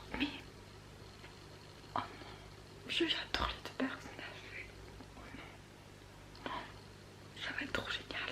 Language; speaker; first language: French; native; French